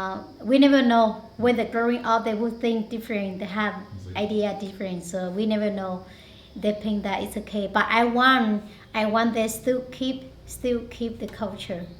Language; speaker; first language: English; non-native, learner; Hmong